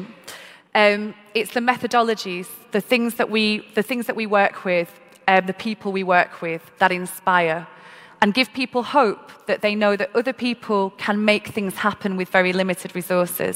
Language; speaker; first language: English; native; English